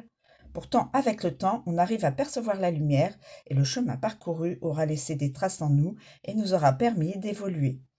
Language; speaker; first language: French; native; French